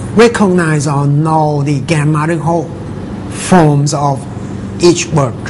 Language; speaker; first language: English; non-native, fluent; Thai